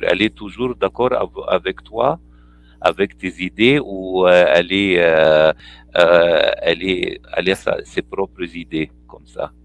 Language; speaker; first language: French; non-native, fluent; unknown